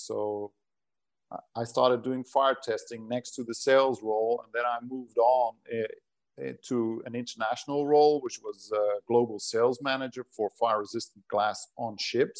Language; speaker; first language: English; non-native, fluent; Portuguese